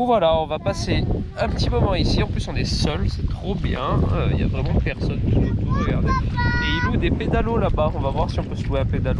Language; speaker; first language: French; native; French